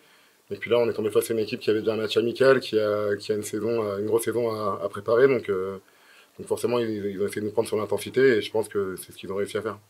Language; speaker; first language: French; native; French